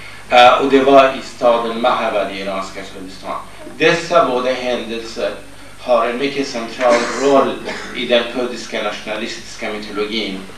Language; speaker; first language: Swedish; non-native, fluent; Kurdish